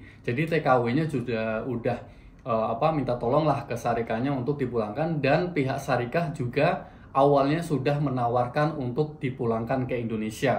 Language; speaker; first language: Indonesian; native; Indonesian